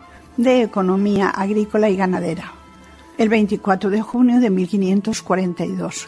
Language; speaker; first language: Spanish; native; Spanish